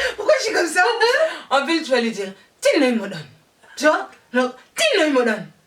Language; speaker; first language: French; early bilingual, other home language; Fula